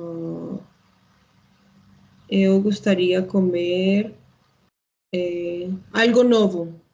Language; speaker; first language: Portuguese; non-native, learner; Spanish